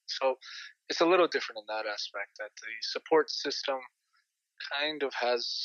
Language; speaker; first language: English; native; English